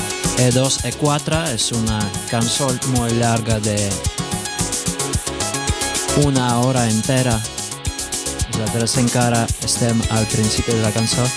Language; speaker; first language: Catalan; non-native, fluent; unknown